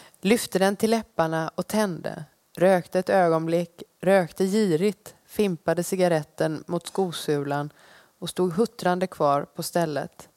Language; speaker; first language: Swedish; native; Swedish